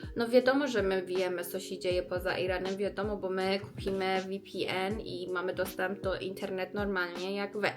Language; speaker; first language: Polish; non-native, learner; Persian